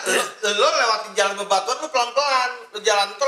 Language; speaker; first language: Indonesian; native; Indonesian